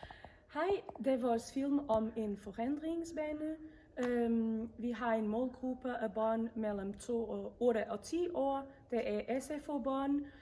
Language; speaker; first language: Danish; non-native, fluent; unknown